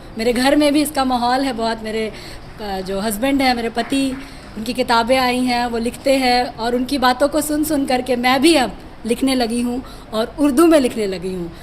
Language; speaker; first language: Hindi; native; Hindi